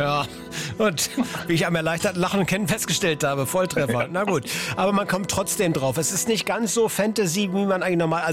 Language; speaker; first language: German; native; German